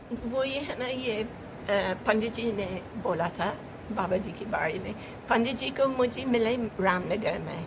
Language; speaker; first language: Hindi; non-native, fluent; English